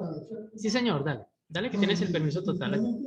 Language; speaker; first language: Spanish; native; Spanish